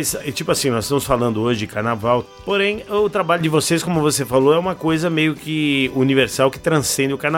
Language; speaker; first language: Portuguese; native; Portuguese